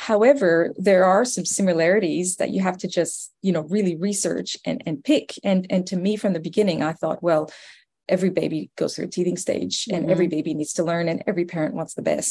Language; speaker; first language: English; non-native, fluent; French